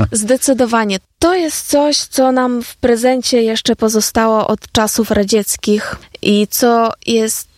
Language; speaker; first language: Polish; non-native, fluent; Ukrainian